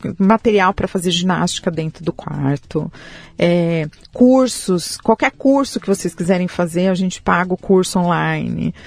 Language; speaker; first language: Portuguese; early bilingual, other home language; Spanish